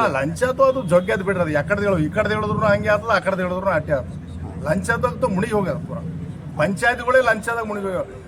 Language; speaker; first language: Kannada; native; Kannada